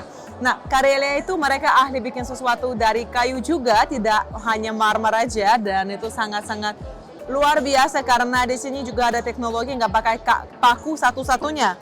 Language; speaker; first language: Indonesian; non-native, fluent; Russian